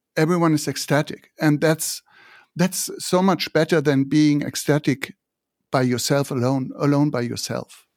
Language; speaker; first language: English; non-native, fluent; German